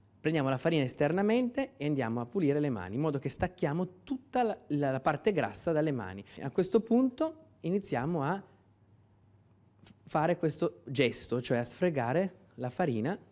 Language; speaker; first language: Italian; native; Italian